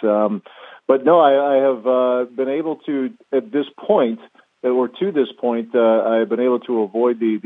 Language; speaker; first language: English; native; English